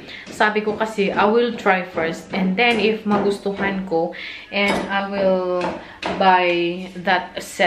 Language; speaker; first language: English; non-native, local second language; Filipino